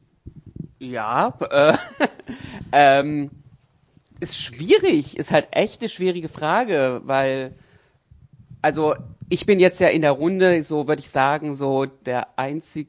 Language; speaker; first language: German; native; German